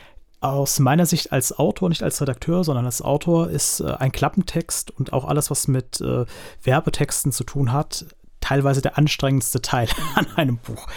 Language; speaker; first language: German; native; German